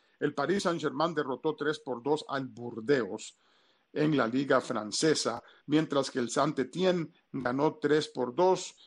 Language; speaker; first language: Spanish; early bilingual, heritage; Spanish